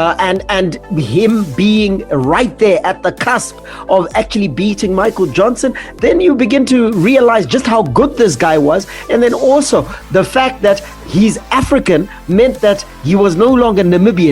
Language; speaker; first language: English; native; English